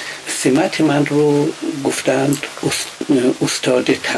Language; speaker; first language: Persian; native; Persian